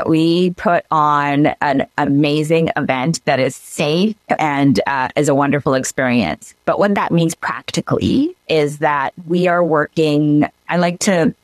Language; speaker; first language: English; native; English